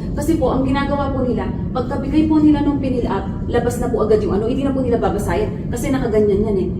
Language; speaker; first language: Filipino; native; Filipino